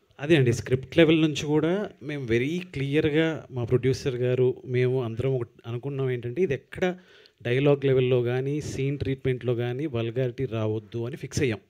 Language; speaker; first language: Telugu; native; Telugu